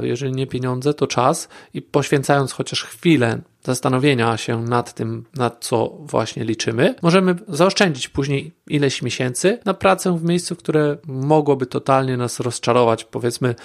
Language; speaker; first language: Polish; native; Polish